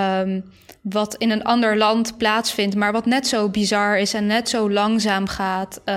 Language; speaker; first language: Dutch; early bilingual, other home language; Bosnian